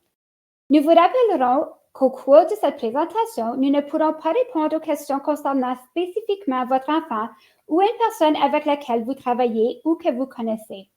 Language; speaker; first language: French; native; French